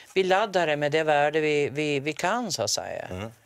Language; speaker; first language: Swedish; native; Swedish